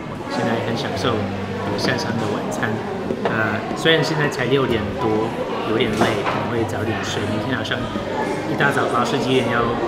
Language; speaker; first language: Chinese; non-native, fluent; English